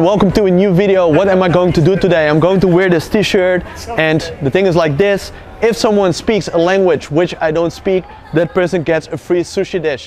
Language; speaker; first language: English; non-native, fluent; Dutch